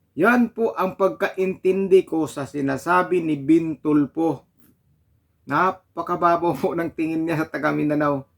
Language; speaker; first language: Filipino; non-native, local second language; Cebuano